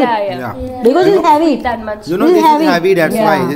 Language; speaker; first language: English; non-native, learner; Indonesian